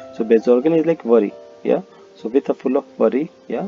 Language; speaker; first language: English; non-native, local second language; Hindi